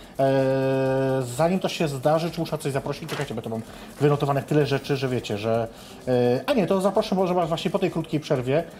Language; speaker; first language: Polish; native; Polish